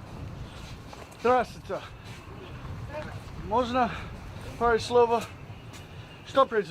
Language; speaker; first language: Russian; non-native, learner; English